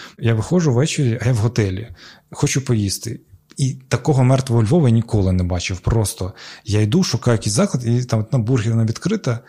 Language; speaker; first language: Ukrainian; non-native, local second language; Crimean Tatar